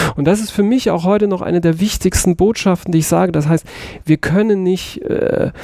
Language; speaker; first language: German; native; German